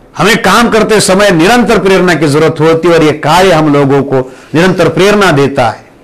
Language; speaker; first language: Hindi; non-native, local second language; Marathi